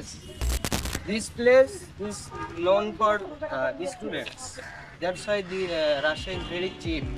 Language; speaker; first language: English; non-native, learner; Bangla